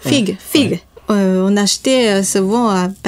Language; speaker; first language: French; non-native, learner; Japanese